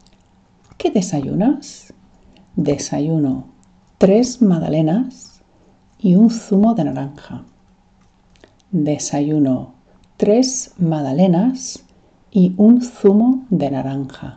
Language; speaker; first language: Spanish; non-native, fluent; English